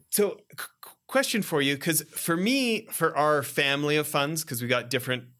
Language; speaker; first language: English; native; English